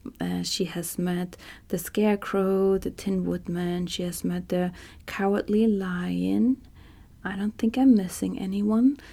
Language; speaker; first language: English; non-native, fluent; German